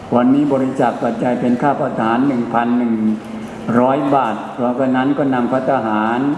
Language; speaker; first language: Thai; native; Thai